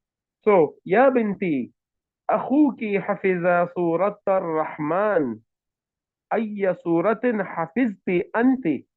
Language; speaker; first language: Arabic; non-native, fluent; Hindi